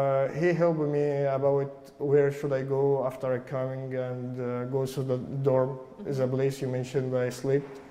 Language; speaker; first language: English; non-native, learner; Arabic